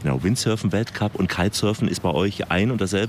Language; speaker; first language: German; native; German